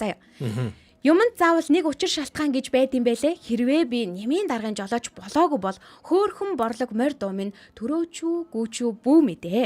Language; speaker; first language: Mongolian; native; Mongolian